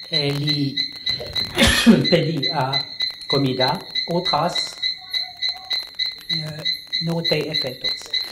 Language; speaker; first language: Portuguese; non-native, learner; French